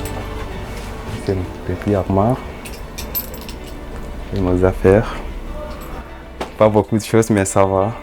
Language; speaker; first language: French; non-native, learner; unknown